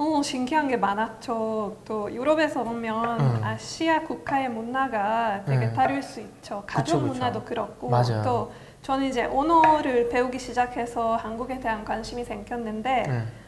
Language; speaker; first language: Korean; non-native, fluent; Hungarian